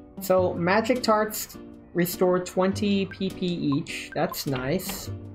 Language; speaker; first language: English; native; English